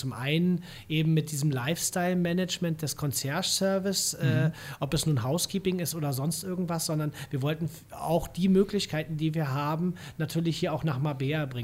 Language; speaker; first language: German; native; German